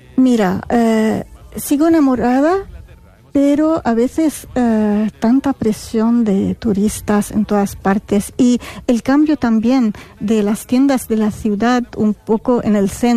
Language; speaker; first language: Spanish; non-native, fluent; Arabic